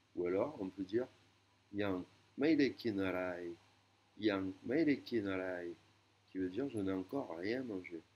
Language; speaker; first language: French; native; French